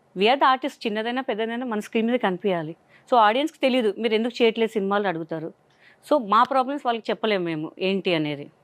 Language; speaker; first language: Telugu; non-native, local second language; Hindi